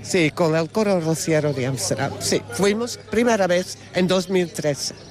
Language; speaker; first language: Spanish; non-native, learner; Dutch